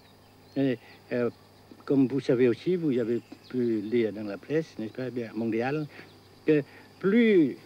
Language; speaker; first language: French; non-native, local second language; Vietnamese